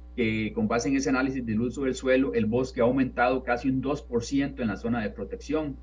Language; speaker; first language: Spanish; native; Spanish